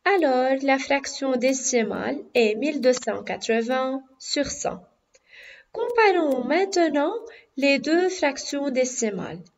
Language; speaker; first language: French; non-native, local second language; Arabic